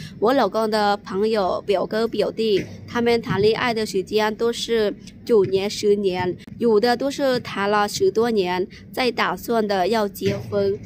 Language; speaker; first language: Chinese; non-native, fluent; Lao